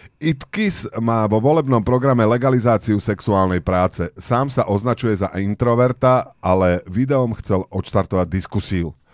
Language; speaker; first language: Slovak; native; Slovak